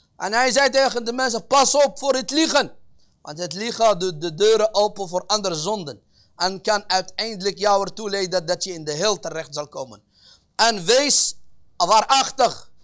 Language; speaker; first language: Dutch; early bilingual, other home language; Arabic